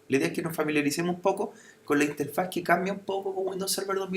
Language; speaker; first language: Spanish; native; Spanish